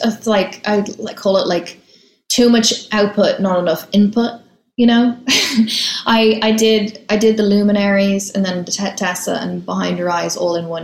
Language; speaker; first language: English; native; English